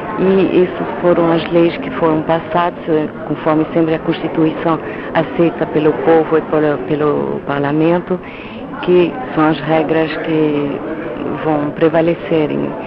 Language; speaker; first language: Portuguese; non-native, fluent; French